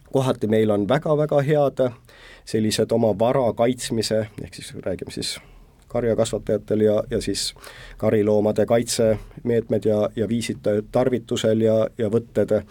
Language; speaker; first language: Estonian; native; Estonian